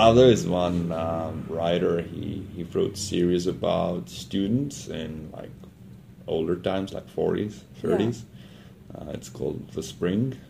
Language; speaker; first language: English; non-native, fluent; Estonian